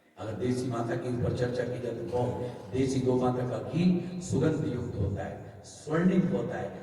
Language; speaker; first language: Hindi; native; Hindi